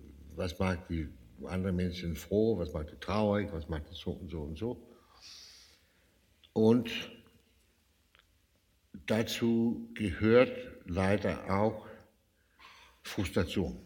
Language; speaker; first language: German; non-native, fluent; Danish